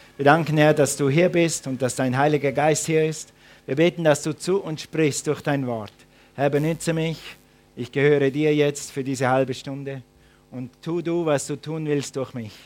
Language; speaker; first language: German; non-native, fluent; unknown